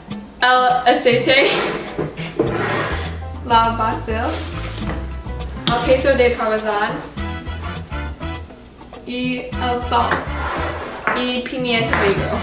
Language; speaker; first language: Spanish; non-native, learner; English